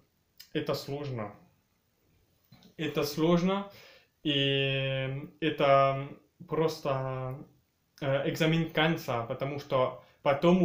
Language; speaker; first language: Russian; early bilingual, heritage; French